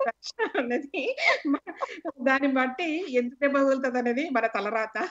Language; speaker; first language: Telugu; native; Telugu